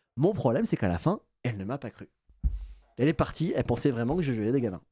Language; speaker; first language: French; native; French